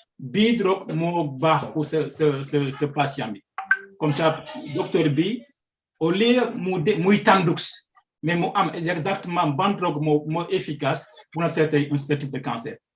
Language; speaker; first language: Wolof; non-native, local second language; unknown